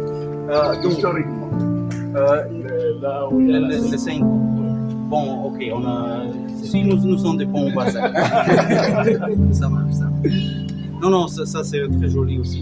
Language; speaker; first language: French; non-native, fluent; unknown